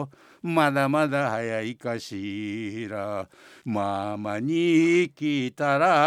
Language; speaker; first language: Japanese; native; Japanese